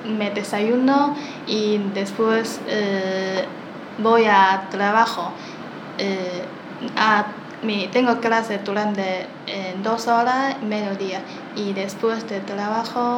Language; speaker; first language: Spanish; non-native, learner; Chinese